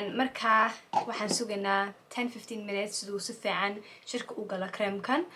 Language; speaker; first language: Somali; early bilingual, heritage; Somali